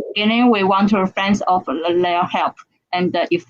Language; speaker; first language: English; non-native, learner; Chinese